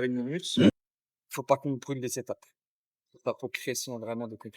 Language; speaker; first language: French; native; French